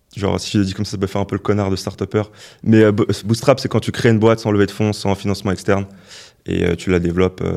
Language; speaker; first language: French; native; French